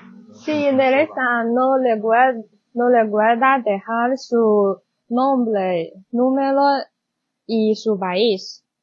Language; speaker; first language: Spanish; non-native, learner; Chinese